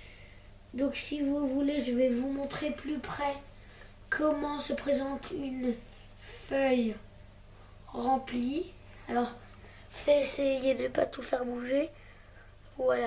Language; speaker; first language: French; native; French